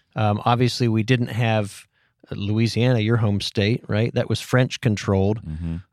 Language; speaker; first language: English; native; English